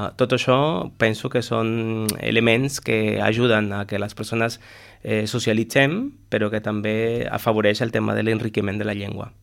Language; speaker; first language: Catalan; non-native, fluent; Spanish